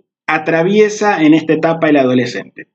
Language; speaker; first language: Spanish; native; Spanish